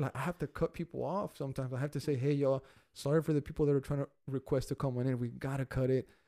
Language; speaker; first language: English; early bilingual, other home language; Spanish